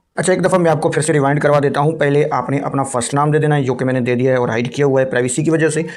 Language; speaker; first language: Urdu; non-native, local second language; Punjabi